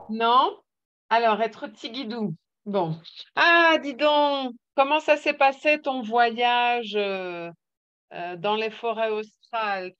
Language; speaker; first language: French; native; French